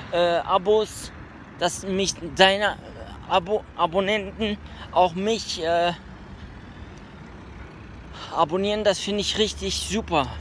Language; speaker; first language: German; early bilingual, other home language; Turkish